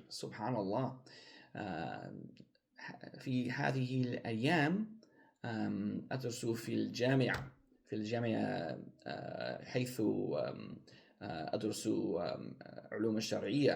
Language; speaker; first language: Arabic; non-native, learner; English